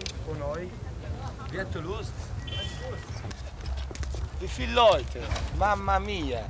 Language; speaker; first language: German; non-native, learner; Italian